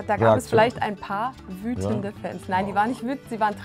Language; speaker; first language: German; native; German